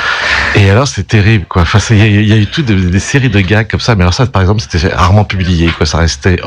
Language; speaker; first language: French; native; French